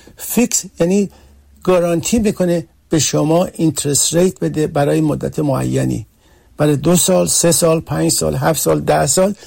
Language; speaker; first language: Persian; early bilingual, heritage; Persian